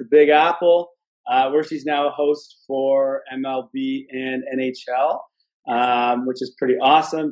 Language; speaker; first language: English; native; English